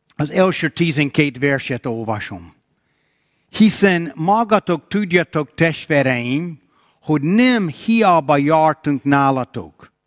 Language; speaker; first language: Hungarian; non-native, fluent; English